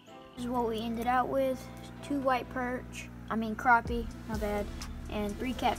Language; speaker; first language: English; native; English